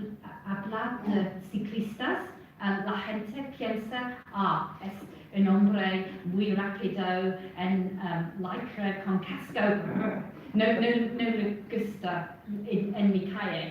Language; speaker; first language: Spanish; non-native, fluent; English